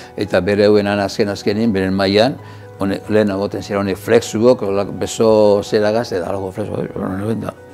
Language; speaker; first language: Basque; native; Basque